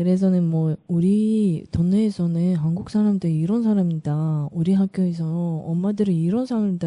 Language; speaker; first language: Korean; non-native, learner; Russian